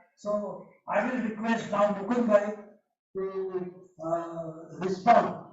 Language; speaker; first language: English; non-native, local second language; Gujarati